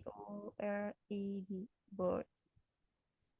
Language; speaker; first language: English; non-native, learner; Indonesian